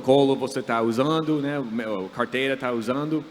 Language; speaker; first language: Portuguese; non-native, fluent; English